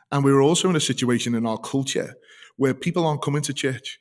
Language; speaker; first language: English; native; English